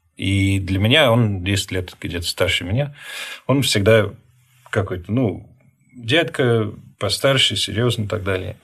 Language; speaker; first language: Russian; non-native, fluent; English